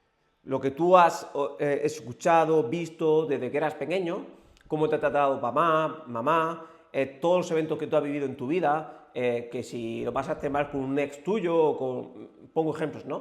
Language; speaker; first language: Spanish; native; Spanish